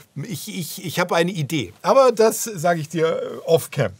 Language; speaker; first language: German; native; German